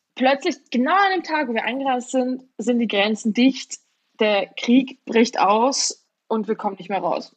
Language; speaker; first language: German; early bilingual, other home language; Georgian